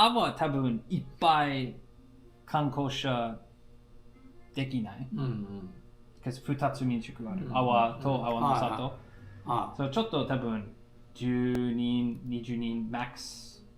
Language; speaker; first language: Japanese; non-native, learner; English